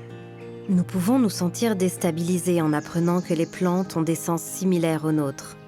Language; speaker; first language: French; native; French